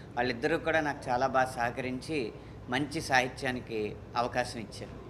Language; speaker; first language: Telugu; native; Telugu